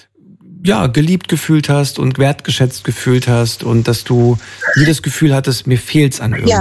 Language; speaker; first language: German; native; German